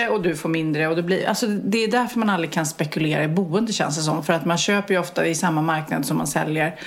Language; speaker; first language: Swedish; native; Swedish